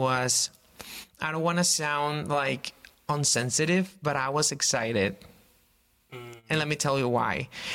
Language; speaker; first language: English; non-native, fluent; Spanish